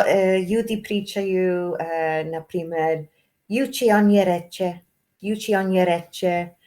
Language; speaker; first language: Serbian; non-native, learner; English